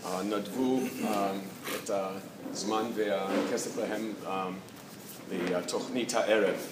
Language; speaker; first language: Hebrew; non-native, fluent; English